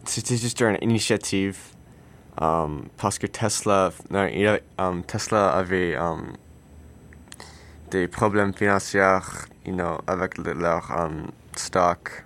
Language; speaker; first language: French; non-native, learner; English